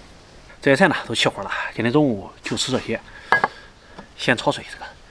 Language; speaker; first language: Chinese; native; Chinese